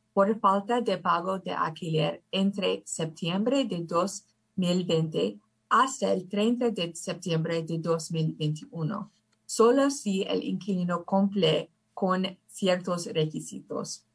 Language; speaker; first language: Spanish; early bilingual, heritage; English